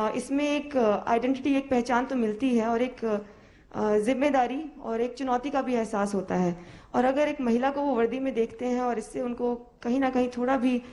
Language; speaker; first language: Hindi; native; Hindi